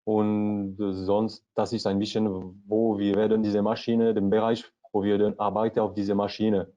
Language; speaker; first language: German; non-native, learner; French